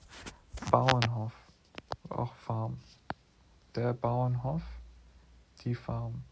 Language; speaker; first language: German; non-native, fluent; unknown